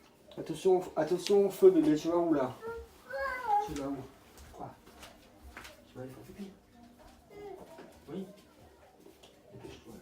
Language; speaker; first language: French; native; French